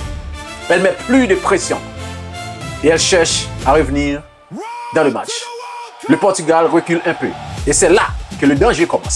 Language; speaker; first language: French; non-native, local second language; Haitian Creole